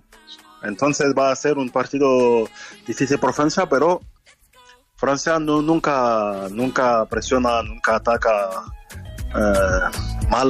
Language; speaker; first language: Spanish; non-native, fluent; French